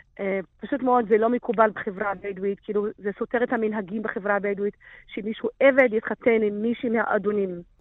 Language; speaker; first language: Hebrew; non-native, local second language; Arabic